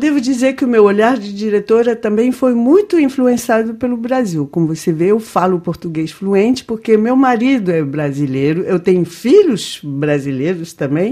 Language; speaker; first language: Portuguese; non-native, fluent; French